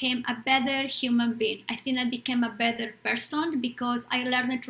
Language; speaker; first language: English; non-native, fluent; Spanish